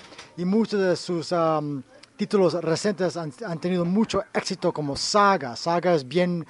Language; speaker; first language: Spanish; early bilingual, heritage; Spanish